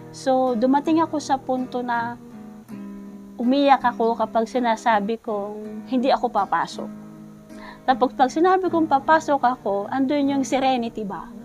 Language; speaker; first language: Filipino; native; Filipino